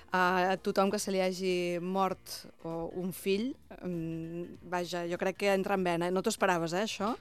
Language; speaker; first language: Catalan; native; Catalan